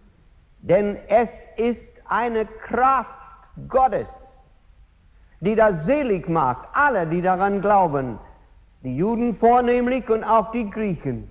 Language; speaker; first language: German; non-native, fluent; English